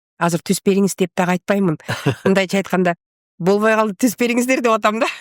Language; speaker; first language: Kyrgyz; non-native, local second language; Russian